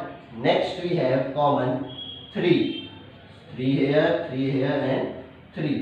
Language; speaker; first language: English; non-native, local second language; Hindi